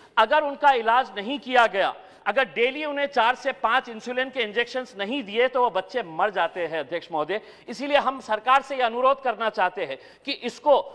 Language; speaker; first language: Hindi; non-native, local second language; Urdu